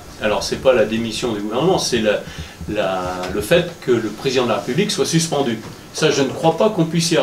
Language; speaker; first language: French; native; French